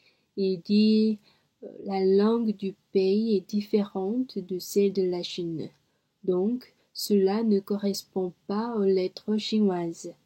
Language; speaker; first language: French; non-native, learner; Korean